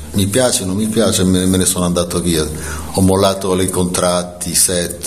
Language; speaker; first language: Italian; native; Italian